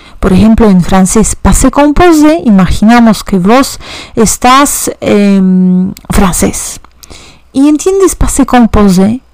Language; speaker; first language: Spanish; non-native, fluent; Polish